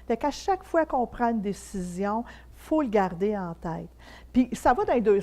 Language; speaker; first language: French; native; French